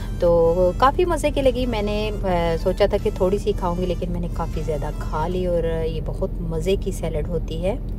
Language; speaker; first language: Urdu; native; Urdu